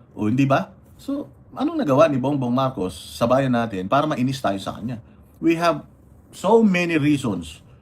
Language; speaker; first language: Filipino; non-native, local second language; Iloko